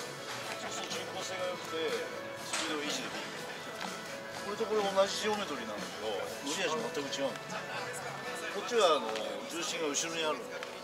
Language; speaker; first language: Japanese; native; Japanese